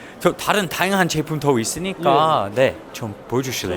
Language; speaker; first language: Korean; early bilingual, heritage; Korean